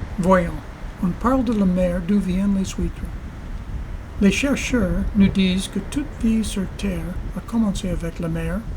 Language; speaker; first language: French; non-native, fluent; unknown